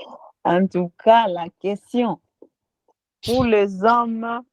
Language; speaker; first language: French; non-native, local second language; Swahili